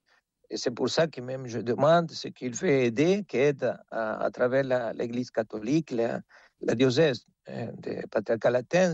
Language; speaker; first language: French; non-native, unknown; Spanish